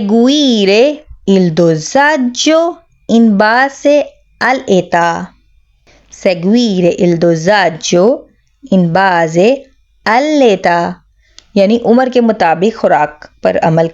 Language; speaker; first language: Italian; non-native, fluent; Urdu